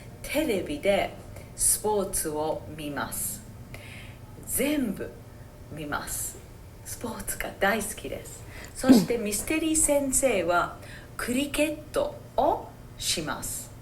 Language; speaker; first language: Japanese; non-native, fluent; English